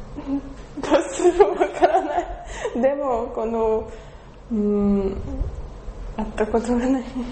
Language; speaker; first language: Japanese; non-native, learner; Russian